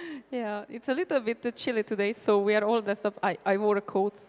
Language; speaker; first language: English; non-native, fluent; Hungarian